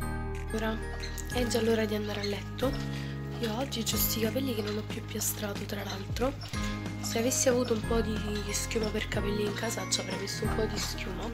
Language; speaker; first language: Italian; native; Italian